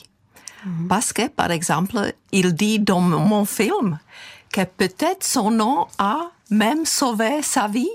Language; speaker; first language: French; non-native, fluent; Czech